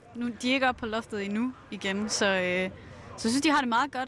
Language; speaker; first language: Danish; native; Danish